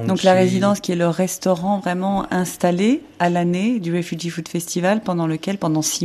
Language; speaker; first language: French; native; French